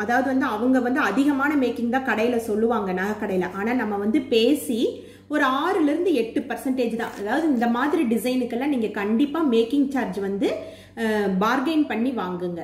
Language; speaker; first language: Tamil; native; Tamil